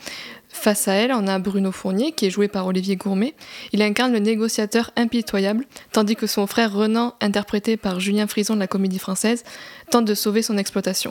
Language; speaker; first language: French; native; French